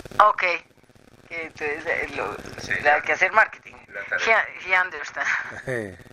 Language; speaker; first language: English; non-native, learner; Spanish